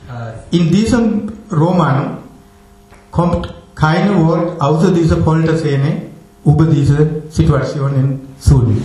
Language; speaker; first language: German; non-native, learner; Tamil